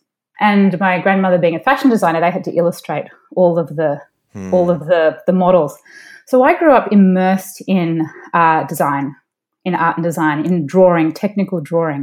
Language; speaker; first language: English; native; English